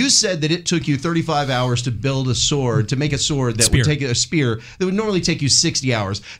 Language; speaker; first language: English; native; English